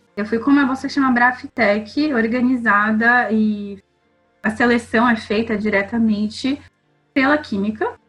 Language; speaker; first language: Portuguese; native; Portuguese